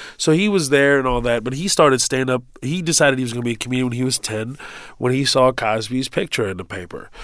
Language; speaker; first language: English; early bilingual, other home language; Arabic